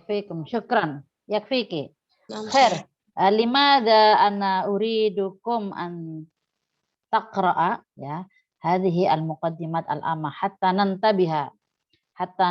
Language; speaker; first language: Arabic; non-native, learner; Indonesian